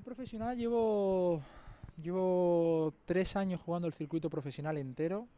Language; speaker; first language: Spanish; native; Spanish